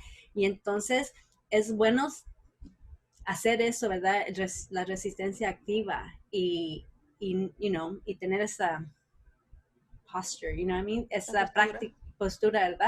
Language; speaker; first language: Spanish; early bilingual, heritage; Spanish